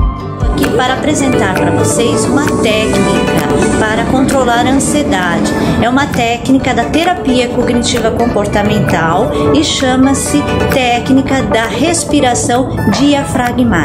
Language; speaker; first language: Portuguese; native; Portuguese